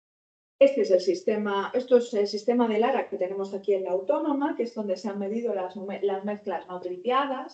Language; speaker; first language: Spanish; native; Spanish